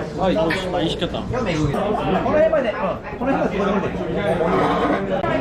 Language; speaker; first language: Japanese; non-native, learner; Korean